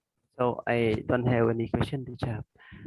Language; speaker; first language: English; non-native, learner; Khmer